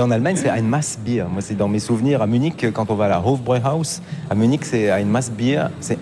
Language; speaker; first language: French; native; French